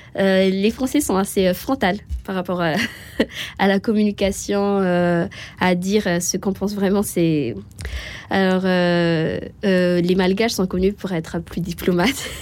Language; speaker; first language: French; non-native, local second language; Malagasy